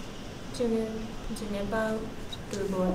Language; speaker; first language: French; non-native, learner; Japanese